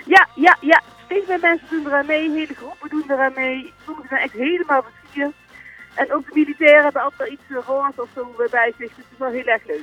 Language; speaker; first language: Dutch; native; Dutch